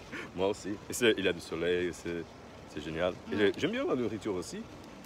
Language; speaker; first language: French; non-native, fluent; Portuguese